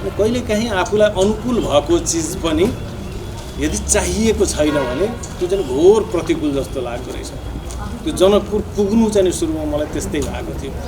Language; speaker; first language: Nepali; non-native, local second language; Maithili